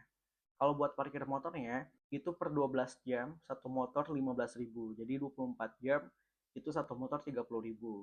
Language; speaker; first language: Indonesian; native; Indonesian